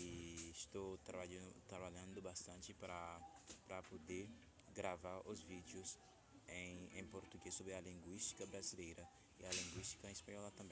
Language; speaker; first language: Portuguese; non-native, fluent; Haitian Creole